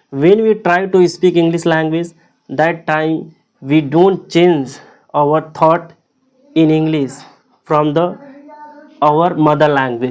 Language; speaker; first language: English; non-native, local second language; Hindi